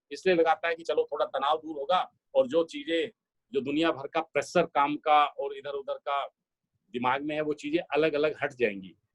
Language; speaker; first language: Hindi; native; Hindi